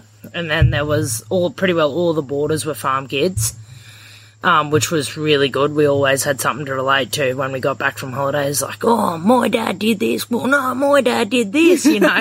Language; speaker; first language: English; native; English